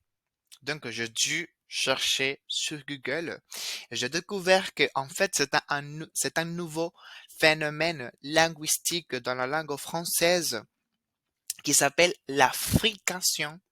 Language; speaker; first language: French; non-native, fluent; Spanish